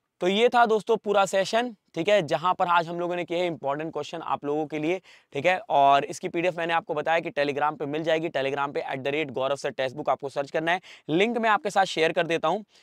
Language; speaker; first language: Hindi; native; Hindi